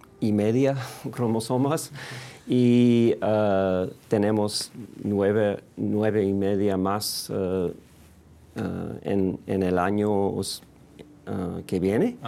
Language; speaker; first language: Spanish; non-native, fluent; English